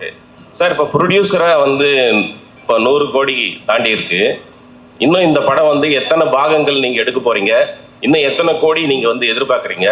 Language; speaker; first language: Tamil; native; Tamil